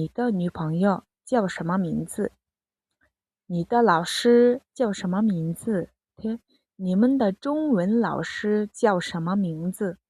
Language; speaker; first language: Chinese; non-native, fluent; Mongolian